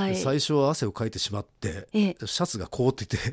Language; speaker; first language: Japanese; native; Japanese